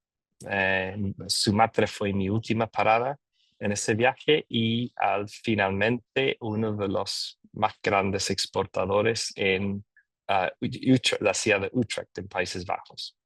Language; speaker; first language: Spanish; non-native, fluent; English